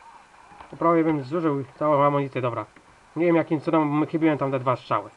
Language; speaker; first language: Polish; native; Polish